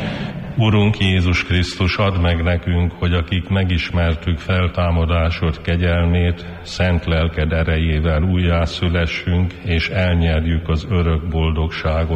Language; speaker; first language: Hungarian; native; Hungarian